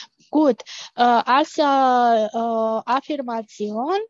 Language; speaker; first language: German; non-native, fluent; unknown